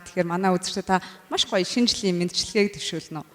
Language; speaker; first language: Mongolian; native; Mongolian